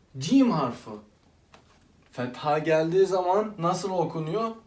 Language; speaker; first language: Turkish; non-native, fluent; Arabic